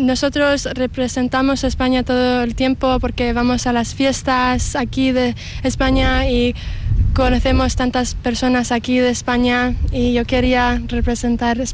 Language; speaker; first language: Spanish; early bilingual, heritage; English